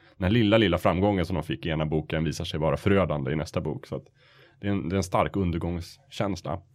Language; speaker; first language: Swedish; native; Swedish